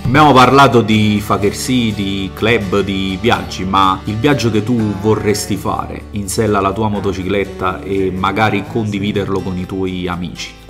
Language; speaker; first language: Italian; native; Italian